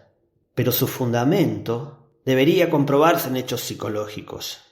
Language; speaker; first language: Spanish; native; Spanish